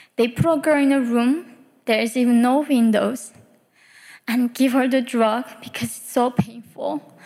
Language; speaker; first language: English; early bilingual, other home language; Korean